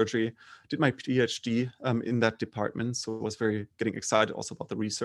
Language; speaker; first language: English; non-native, fluent; German